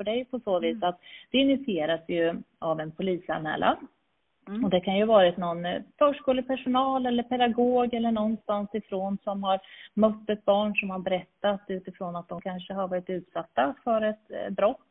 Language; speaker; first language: Swedish; native; Swedish